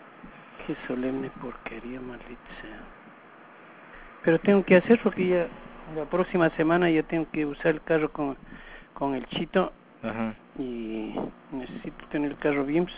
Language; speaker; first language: Spanish; native; Spanish